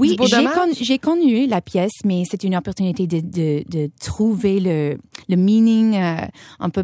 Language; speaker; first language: French; non-native, fluent; English